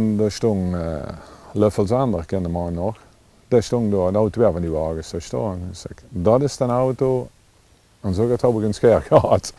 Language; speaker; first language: Dutch; native; Dutch